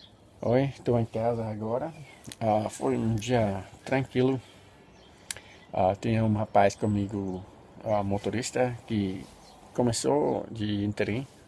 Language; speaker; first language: Portuguese; non-native, fluent; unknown